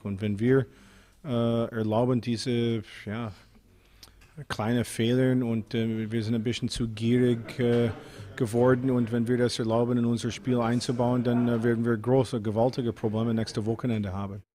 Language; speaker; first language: German; non-native, fluent; English